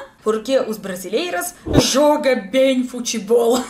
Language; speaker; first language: Portuguese; non-native, learner; Russian